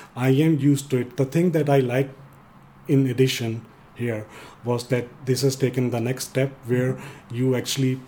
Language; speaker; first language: English; non-native, fluent; Danish